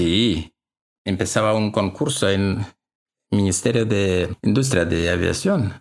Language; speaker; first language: Spanish; non-native, learner; Russian